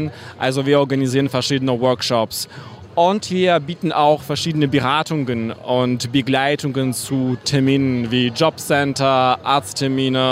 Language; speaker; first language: German; non-native, fluent; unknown